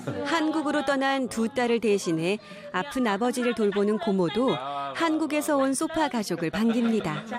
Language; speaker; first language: Korean; native; Korean